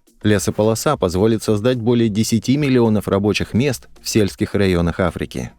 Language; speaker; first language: Russian; native; Russian